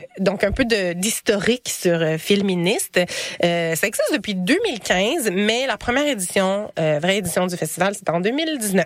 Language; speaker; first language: French; native; French